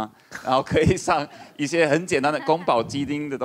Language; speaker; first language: Chinese; non-native, fluent; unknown